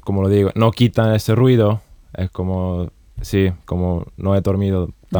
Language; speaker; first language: Spanish; non-native, fluent; Estonian